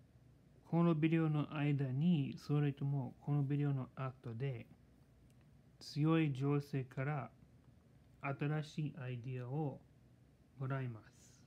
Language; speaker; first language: Japanese; non-native, learner; English